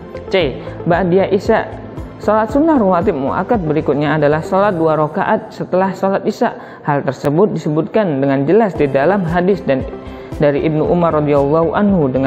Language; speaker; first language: Indonesian; native; Indonesian